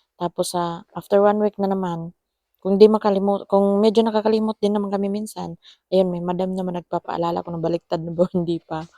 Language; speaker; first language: Filipino; non-native, local second language; Cebuano